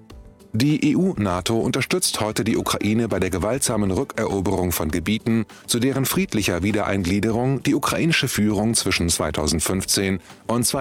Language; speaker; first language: German; native; German